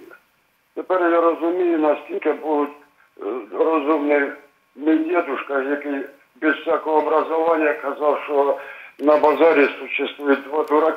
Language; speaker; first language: Russian; non-native, local second language; Ukrainian